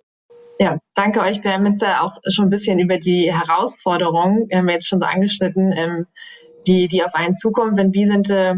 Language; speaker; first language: German; native; German